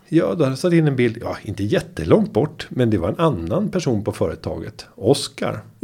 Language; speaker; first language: Swedish; native; Swedish